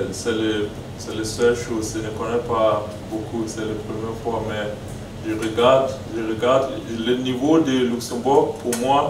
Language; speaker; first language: French; non-native, learner; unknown